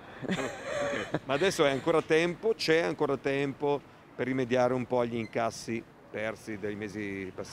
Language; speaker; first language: Italian; native; Italian